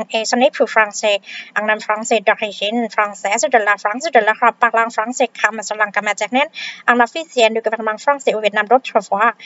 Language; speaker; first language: French; non-native, fluent; Vietnamese